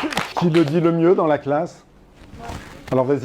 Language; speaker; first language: French; native; French